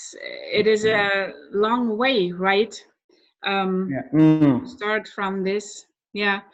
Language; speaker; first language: English; non-native, fluent; German